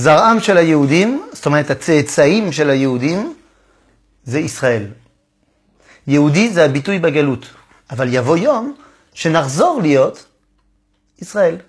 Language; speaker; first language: Hebrew; non-native, fluent; French